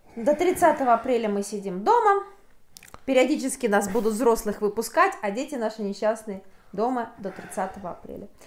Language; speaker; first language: Russian; native; Russian